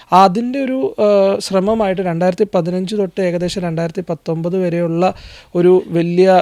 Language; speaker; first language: Malayalam; native; Malayalam